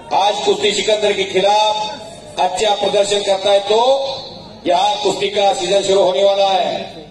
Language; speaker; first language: Hindi; non-native, local second language; Marathi